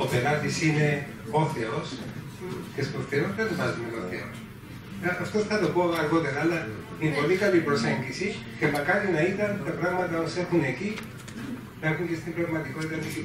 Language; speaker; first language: Greek; native; Greek